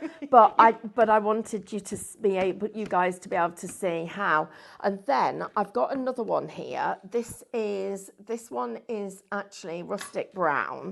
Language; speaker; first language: English; native; English